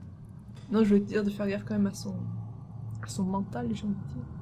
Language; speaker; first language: French; native; French